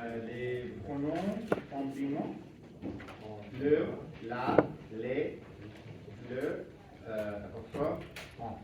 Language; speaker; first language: French; non-native, learner; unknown